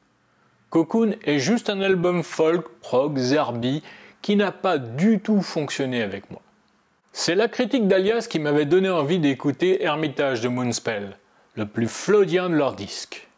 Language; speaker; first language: French; native; French